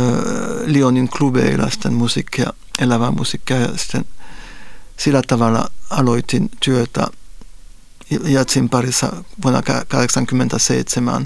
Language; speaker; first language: Finnish; non-native, fluent; Spanish